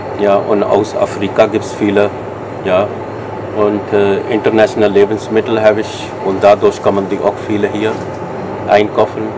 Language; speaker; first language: German; non-native, learner; Hindi